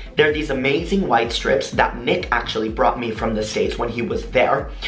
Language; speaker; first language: English; native; English